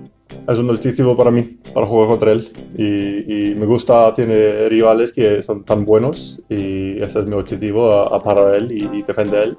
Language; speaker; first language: Spanish; non-native, learner; English